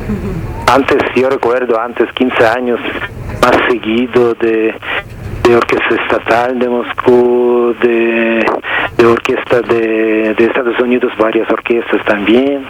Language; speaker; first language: Spanish; non-native, fluent; Russian